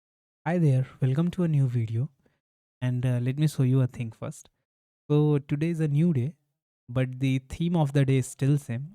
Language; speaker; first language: English; non-native, local second language; Hindi